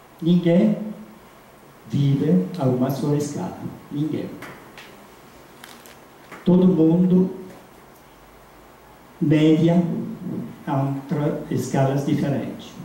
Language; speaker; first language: Portuguese; non-native, fluent; Italian